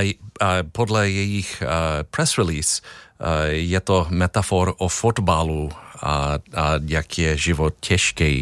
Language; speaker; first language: Czech; non-native, fluent; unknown